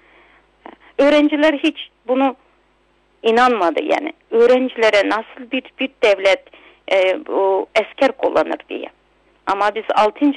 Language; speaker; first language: Turkish; non-native, local second language; Uyghur